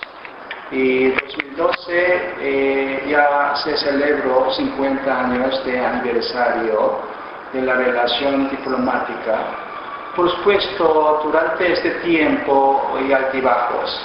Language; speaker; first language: Spanish; non-native, fluent; Korean